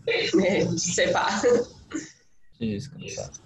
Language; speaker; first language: French; non-native, learner; English